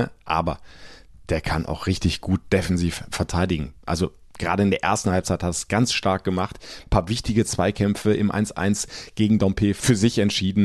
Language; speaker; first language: German; native; German